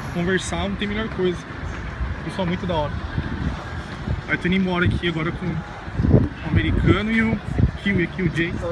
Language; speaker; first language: Portuguese; native; Portuguese